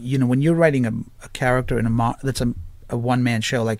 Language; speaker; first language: English; native; English